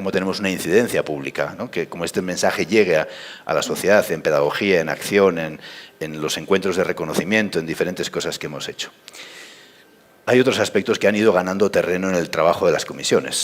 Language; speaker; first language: Spanish; native; Spanish